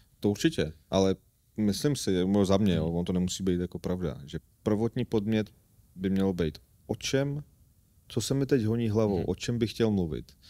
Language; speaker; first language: Czech; non-native, fluent; Armenian